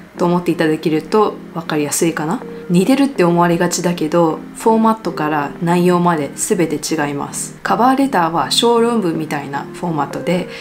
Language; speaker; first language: Japanese; native; Japanese